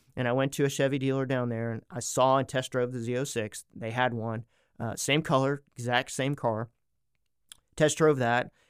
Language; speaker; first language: English; native; English